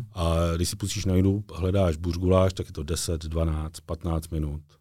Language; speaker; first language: Czech; native; Czech